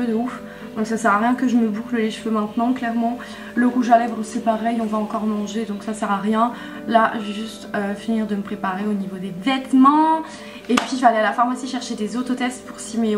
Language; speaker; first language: French; native; French